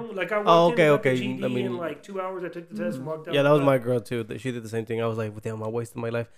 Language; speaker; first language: English; early bilingual, other home language; Spanish